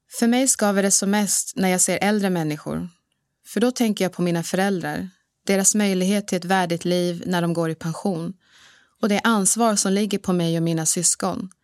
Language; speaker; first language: Swedish; early bilingual, other home language; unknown